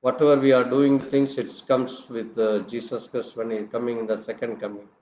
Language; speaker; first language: English; non-native, local second language; Tamil